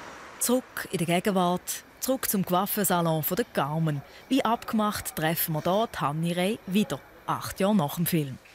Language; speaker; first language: German; native; German